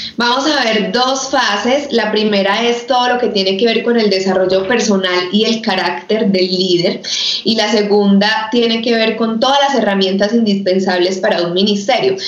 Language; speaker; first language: Spanish; native; Spanish